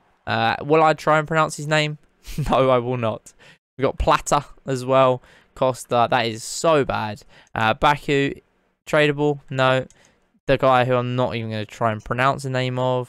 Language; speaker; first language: English; native; English